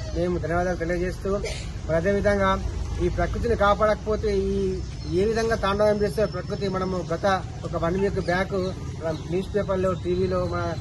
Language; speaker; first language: Telugu; native; Telugu